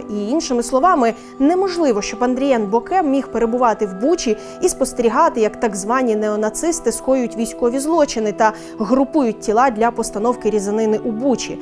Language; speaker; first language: Ukrainian; native; Ukrainian